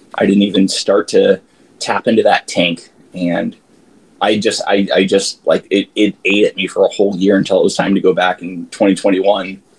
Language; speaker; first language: English; native; English